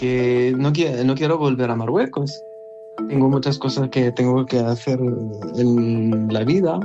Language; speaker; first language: Spanish; non-native, learner; Arabic